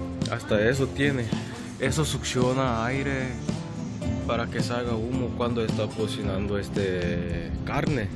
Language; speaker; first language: Spanish; non-native, fluent; Korean